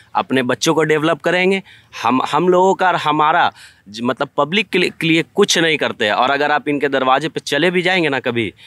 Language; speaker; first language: Hindi; native; Hindi